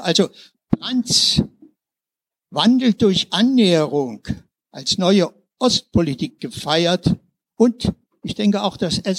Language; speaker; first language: German; native; German